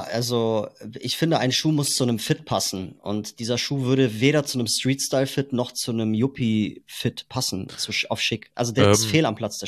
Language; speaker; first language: German; native; German